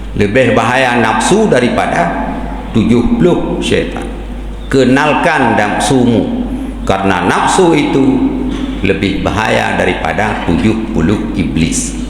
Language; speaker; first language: Malay; non-native, local second language; Achinese